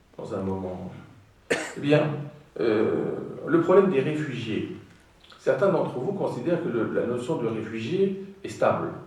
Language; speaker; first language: French; non-native, fluent; Greek